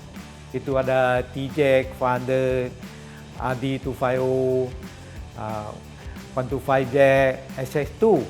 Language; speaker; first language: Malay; non-native, local second language; Chinese